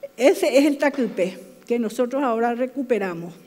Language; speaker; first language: Spanish; non-native, local second language; Guarani